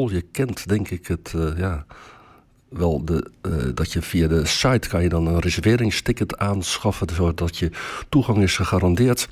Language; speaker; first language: Dutch; native; Dutch